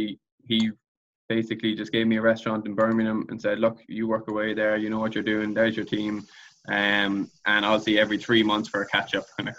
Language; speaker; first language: English; native; English